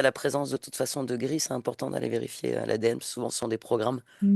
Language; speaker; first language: French; native; French